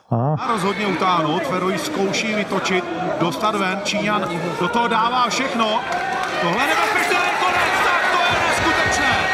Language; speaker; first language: Czech; native; Czech